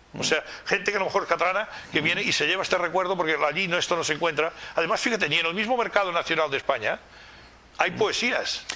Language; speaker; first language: Spanish; non-native, local second language; Catalan